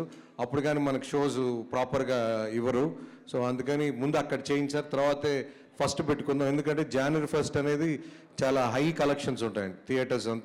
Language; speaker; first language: Telugu; native; Telugu